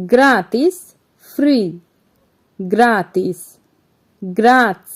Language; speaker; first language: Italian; non-native, fluent; Bangla